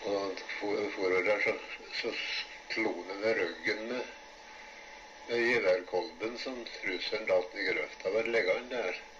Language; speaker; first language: Norwegian; native; Norwegian